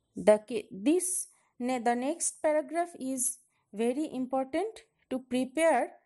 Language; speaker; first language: English; non-native, local second language; Bangla